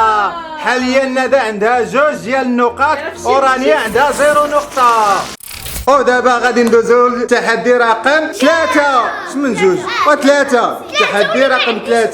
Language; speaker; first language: Arabic; native; Arabic